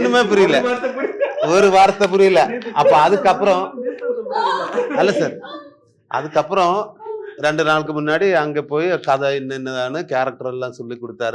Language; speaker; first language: Tamil; non-native, learner; Malayalam